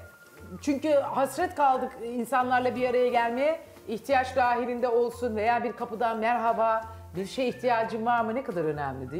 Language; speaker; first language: Turkish; native; Turkish